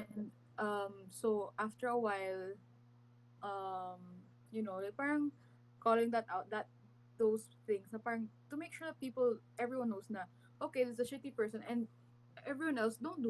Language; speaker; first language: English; non-native, local second language; Filipino